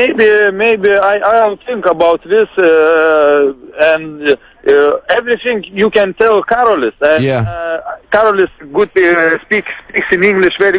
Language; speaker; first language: English; non-native, learner; Lithuanian